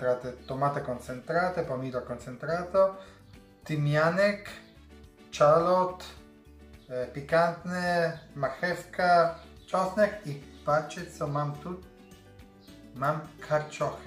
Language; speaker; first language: Polish; non-native, learner; Italian